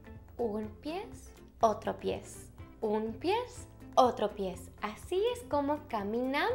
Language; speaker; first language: Spanish; early bilingual, heritage; Spanish